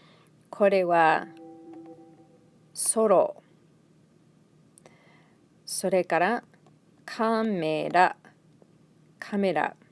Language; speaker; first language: Japanese; non-native, fluent; English